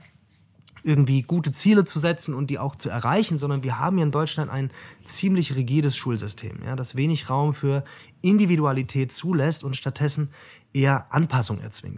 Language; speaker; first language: German; native; German